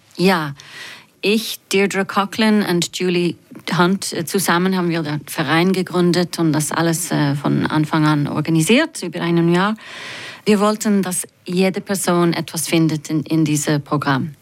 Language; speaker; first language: German; non-native, fluent; English